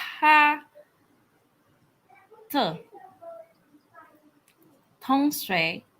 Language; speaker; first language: Chinese; non-native, learner; Filipino